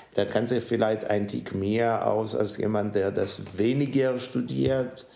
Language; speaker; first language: German; non-native, fluent; Hebrew